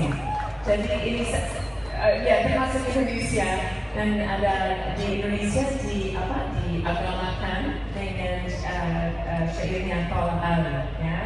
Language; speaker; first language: Indonesian; non-native, fluent; English